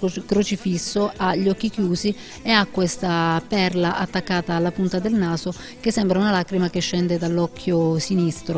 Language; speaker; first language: Italian; native; Italian